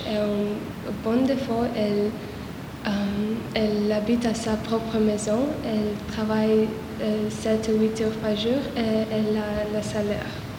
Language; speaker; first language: French; non-native, learner; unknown